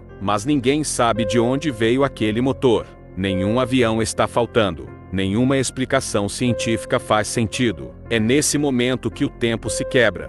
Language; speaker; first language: Portuguese; native; Portuguese